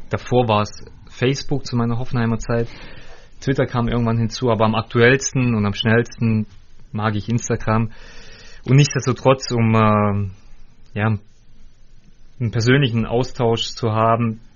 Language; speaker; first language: German; early bilingual, other home language; Russian